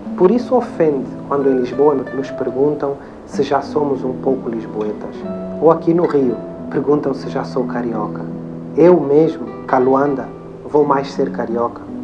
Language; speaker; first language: Portuguese; native; Portuguese